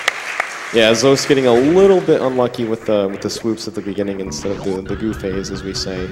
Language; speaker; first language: English; native; English